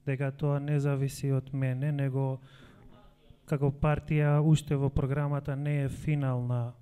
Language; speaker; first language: Macedonian; non-native, local second language; Albanian